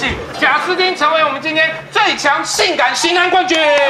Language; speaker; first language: Chinese; native; Chinese